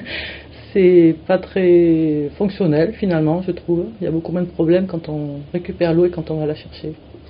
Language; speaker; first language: French; native; French